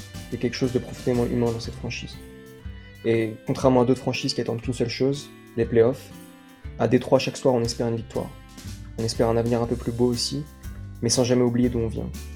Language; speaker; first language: French; native; French